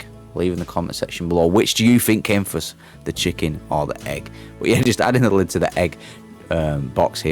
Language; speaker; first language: English; native; English